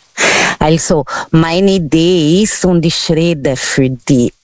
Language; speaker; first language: German; non-native, learner; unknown